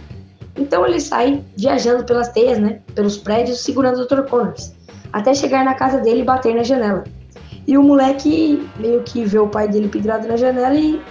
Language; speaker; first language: Portuguese; native; Portuguese